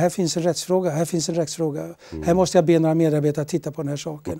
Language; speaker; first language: Swedish; native; Swedish